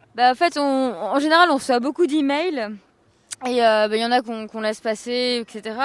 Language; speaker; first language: French; native; French